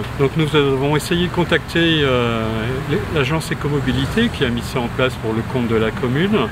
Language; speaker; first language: French; native; French